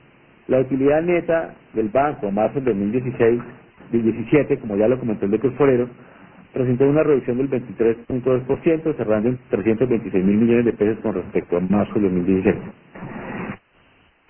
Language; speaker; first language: Spanish; native; Spanish